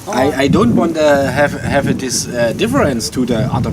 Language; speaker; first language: English; non-native, learner; German